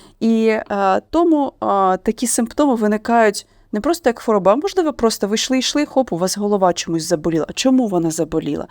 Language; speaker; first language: Ukrainian; non-native, local second language; Russian